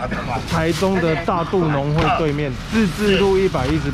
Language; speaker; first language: Chinese; native; Chinese